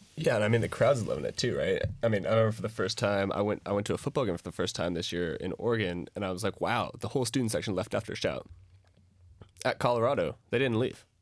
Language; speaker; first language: English; native; English